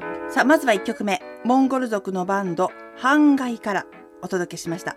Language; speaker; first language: Japanese; native; Japanese